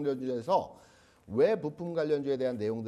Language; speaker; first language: Korean; native; Korean